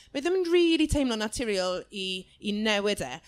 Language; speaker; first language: Welsh; non-native, learner; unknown